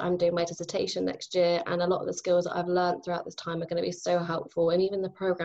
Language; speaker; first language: English; native; English